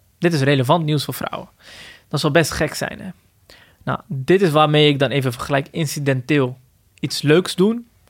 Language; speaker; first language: Dutch; early bilingual, other home language; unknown